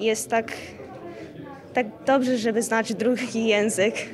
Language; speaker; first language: Polish; early bilingual, other home language; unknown